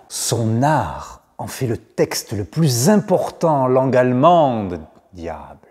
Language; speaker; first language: French; native; French